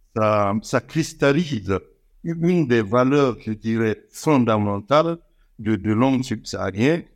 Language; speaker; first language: French; non-native, local second language; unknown